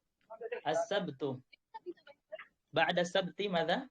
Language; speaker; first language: Arabic; non-native, fluent; Indonesian